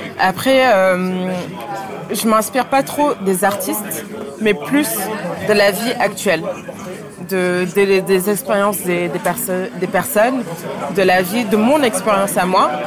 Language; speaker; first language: French; early bilingual, other home language; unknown